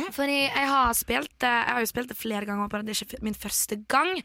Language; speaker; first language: Norwegian; early bilingual, other home language; Polish